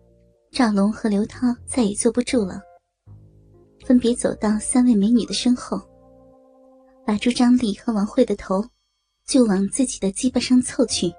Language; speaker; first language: Chinese; native; Chinese